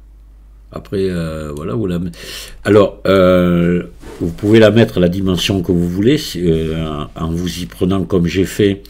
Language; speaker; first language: French; native; French